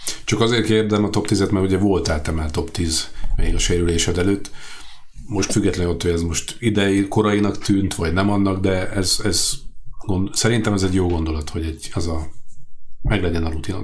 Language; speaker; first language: Hungarian; native; Hungarian